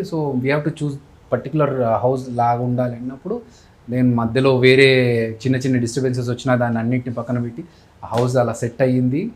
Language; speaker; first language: Telugu; native; Telugu